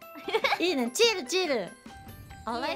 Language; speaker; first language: Japanese; native; Japanese